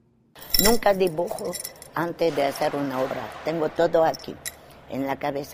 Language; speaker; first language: Spanish; non-native, fluent; French